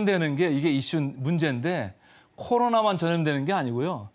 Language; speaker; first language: Korean; native; Korean